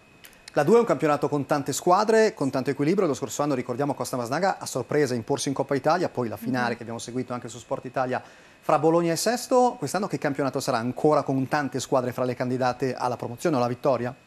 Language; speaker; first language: Italian; native; Italian